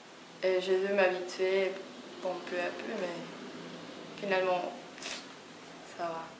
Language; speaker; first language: French; non-native, fluent; Spanish